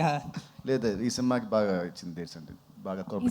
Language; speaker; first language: Telugu; native; Telugu